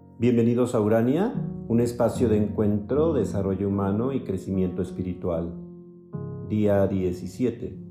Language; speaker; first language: Spanish; native; Spanish